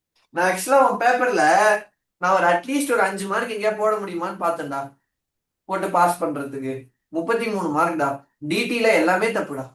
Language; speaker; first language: Tamil; native; Tamil